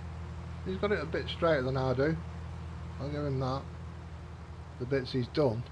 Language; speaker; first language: English; native; English